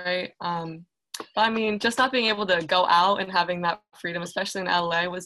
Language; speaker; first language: English; native; English